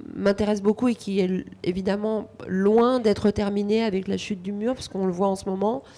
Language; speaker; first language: French; non-native, fluent; Romanian